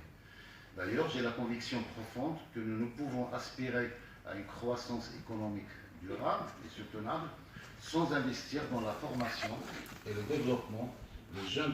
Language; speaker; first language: French; native; French